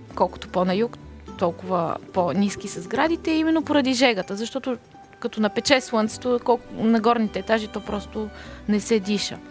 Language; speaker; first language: Bulgarian; native; Bulgarian